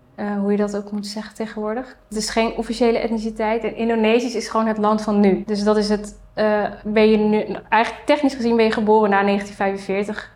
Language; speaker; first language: Dutch; native; Dutch